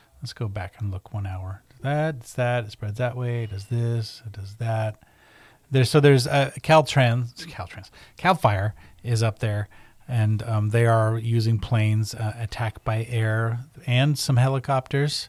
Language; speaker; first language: English; native; English